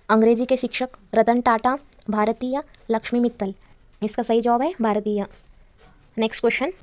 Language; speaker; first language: Hindi; non-native, local second language; Kannada